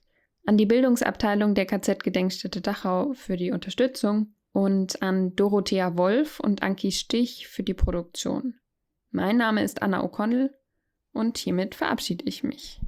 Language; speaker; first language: German; native; German